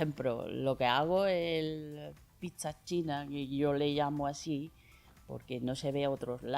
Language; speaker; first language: Spanish; non-native, learner; Chinese